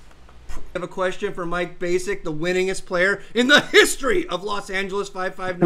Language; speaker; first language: English; native; English